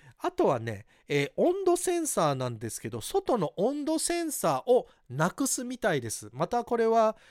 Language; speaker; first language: Japanese; early bilingual, heritage; Japanese